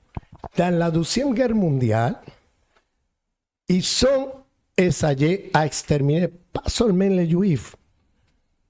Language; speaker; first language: French; non-native, fluent; Spanish